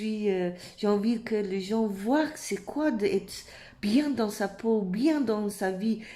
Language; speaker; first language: French; non-native, fluent; English